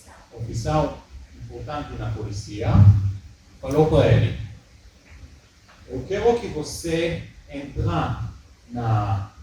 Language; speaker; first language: Portuguese; early bilingual, heritage; Hebrew